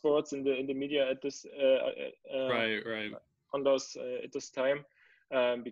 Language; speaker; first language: English; non-native, fluent; German